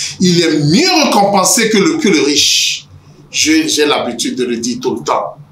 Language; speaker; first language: French; non-native, local second language; Yoruba